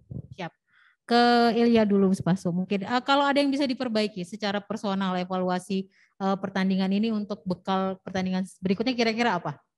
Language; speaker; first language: Indonesian; native; Indonesian